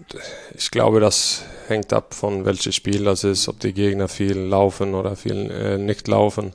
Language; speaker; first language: German; non-native, fluent; Swedish